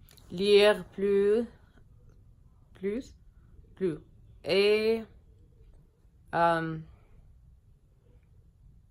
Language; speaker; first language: French; non-native, learner; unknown